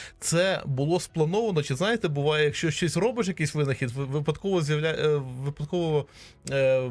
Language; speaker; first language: Ukrainian; native; Ukrainian